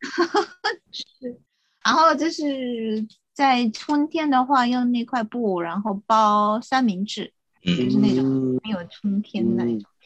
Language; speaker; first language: Chinese; non-native, fluent; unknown